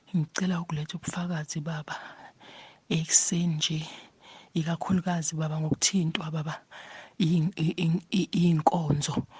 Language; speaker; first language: Zulu; native; Zulu